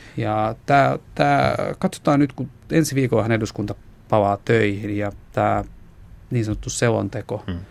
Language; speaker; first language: Finnish; non-native, local second language; Swedish